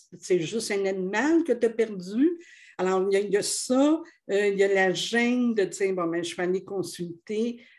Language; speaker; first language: French; native; French